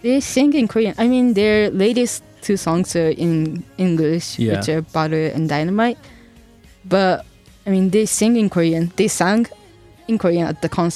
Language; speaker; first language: English; non-native, fluent; Japanese